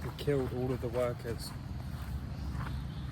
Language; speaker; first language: English; native; English